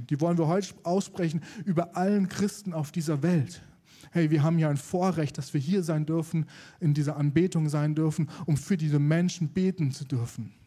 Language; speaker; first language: German; native; German